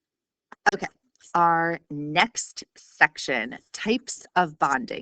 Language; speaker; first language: English; native; English